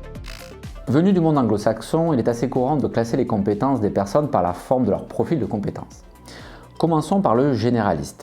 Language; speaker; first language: French; native; French